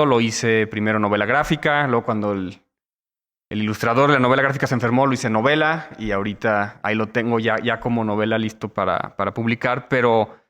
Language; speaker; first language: Spanish; native; Spanish